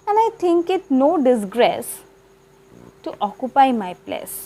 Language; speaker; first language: English; non-native, local second language; Bangla